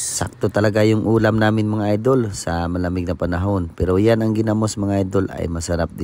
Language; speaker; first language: Filipino; native; Filipino